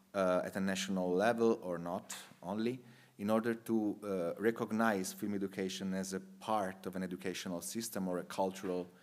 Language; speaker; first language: English; non-native, fluent; Italian